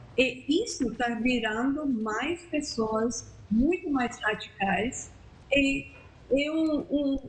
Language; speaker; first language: Portuguese; non-native, fluent; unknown